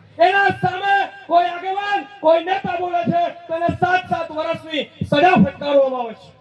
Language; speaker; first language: Gujarati; non-native, local second language; Bhili